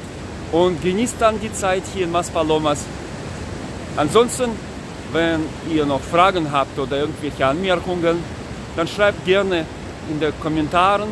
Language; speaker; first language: German; non-native, fluent; Russian